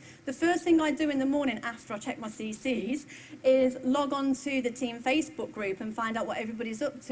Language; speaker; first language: English; native; English